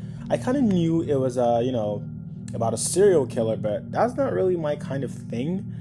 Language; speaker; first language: English; native; English